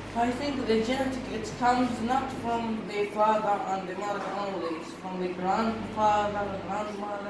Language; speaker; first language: English; non-native, learner; Arabic